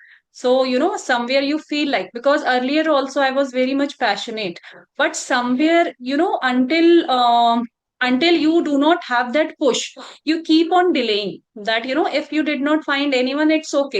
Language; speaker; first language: English; non-native, local second language; Hindi